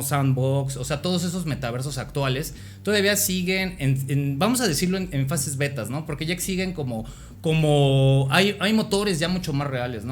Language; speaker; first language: Spanish; native; Spanish